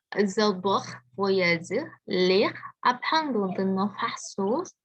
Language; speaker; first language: French; non-native, learner; Indonesian